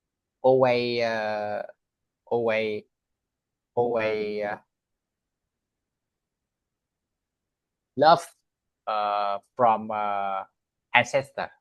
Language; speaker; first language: English; non-native, learner; Vietnamese